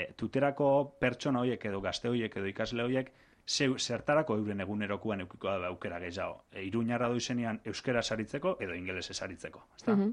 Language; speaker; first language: Basque; native; Basque